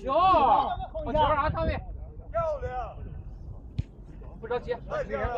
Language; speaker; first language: Chinese; native; Chinese